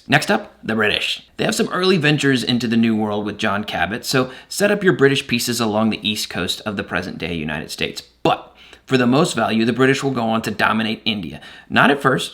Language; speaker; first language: English; native; English